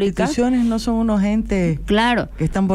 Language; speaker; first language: Spanish; native; Spanish